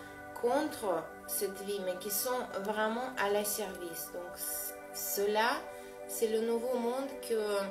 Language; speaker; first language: French; non-native, fluent; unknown